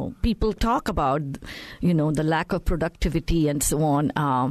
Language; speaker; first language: English; non-native, local second language; Tamil